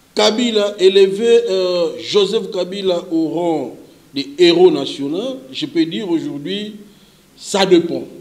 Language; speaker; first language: French; non-native, local second language; Lingala